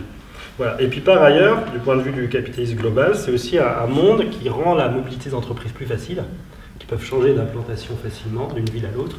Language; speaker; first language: French; native; French